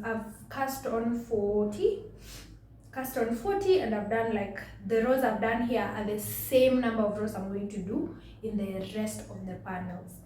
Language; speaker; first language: English; non-native, local second language; Swahili